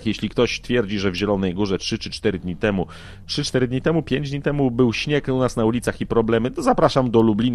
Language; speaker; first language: Polish; native; Polish